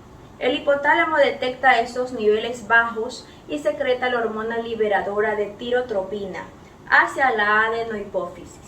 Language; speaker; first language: Spanish; native; Spanish